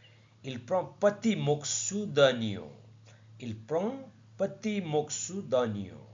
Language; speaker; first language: French; non-native, learner; Nepali